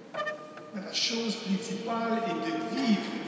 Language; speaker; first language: French; non-native, fluent; English